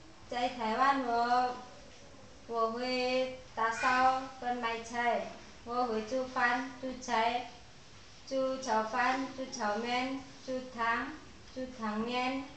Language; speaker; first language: Chinese; non-native, learner; Indonesian